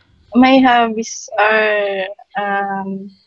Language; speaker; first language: English; non-native, learner; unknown